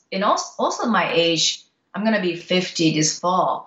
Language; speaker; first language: English; non-native, fluent; Japanese